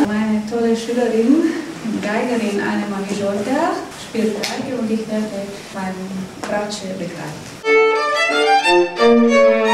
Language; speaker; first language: German; non-native, learner; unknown